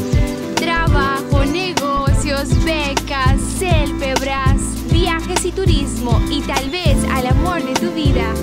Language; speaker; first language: Portuguese; non-native, learner; Spanish